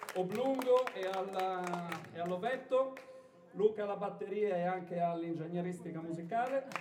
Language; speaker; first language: Italian; native; Italian